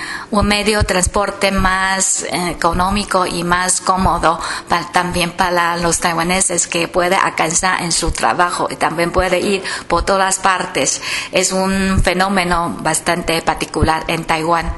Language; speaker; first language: Spanish; non-native, fluent; Chinese